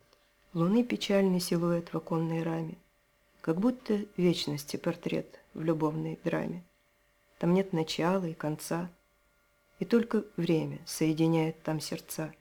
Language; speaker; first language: Russian; native; Russian